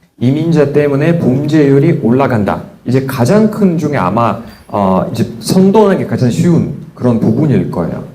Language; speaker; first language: Korean; non-native, fluent; Russian